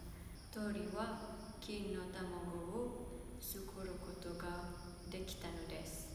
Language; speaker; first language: Japanese; non-native, learner; Indonesian